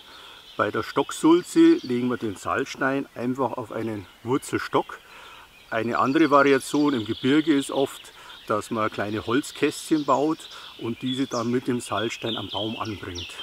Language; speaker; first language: German; native; German